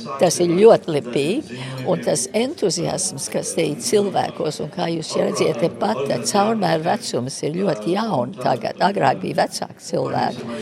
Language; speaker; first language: Latvian; early bilingual, heritage; Latvian